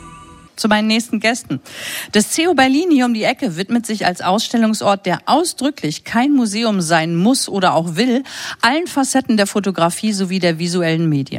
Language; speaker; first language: German; native; German